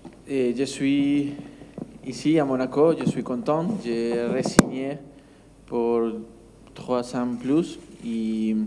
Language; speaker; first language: French; non-native, learner; Spanish